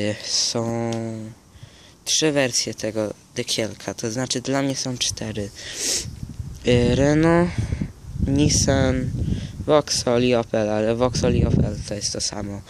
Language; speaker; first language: Polish; early bilingual, heritage; Polish